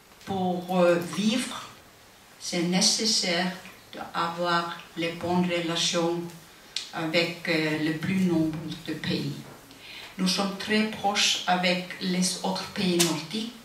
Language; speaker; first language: French; non-native, fluent; Icelandic